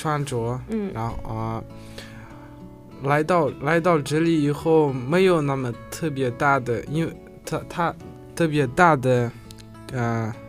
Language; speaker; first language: Chinese; non-native, learner; Uzbek